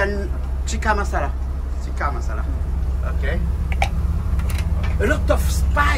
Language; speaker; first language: English; non-native, learner; French